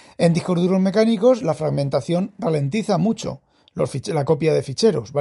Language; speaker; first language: Spanish; native; Spanish